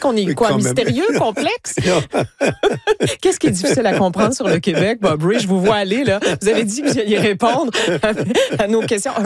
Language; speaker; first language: French; native; French